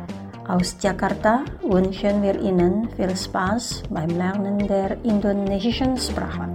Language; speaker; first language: German; non-native, fluent; Indonesian